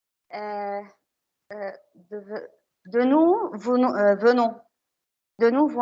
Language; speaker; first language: French; non-native, learner; Arabic